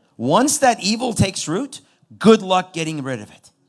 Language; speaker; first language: English; non-native, fluent; Persian